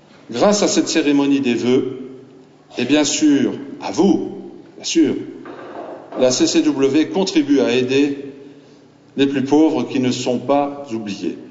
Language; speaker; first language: French; native; French